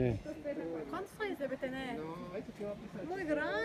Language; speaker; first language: Spanish; non-native, learner; Turkish